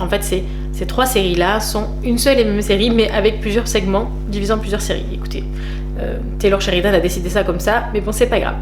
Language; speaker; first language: French; native; French